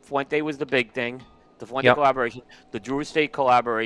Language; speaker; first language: English; native; English